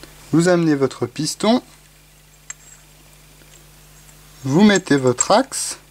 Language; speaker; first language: French; native; French